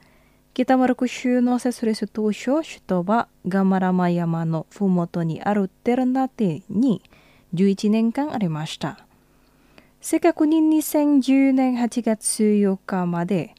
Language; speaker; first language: Japanese; non-native, fluent; Indonesian